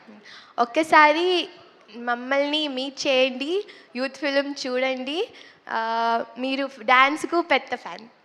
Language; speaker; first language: Telugu; non-native, learner; Malayalam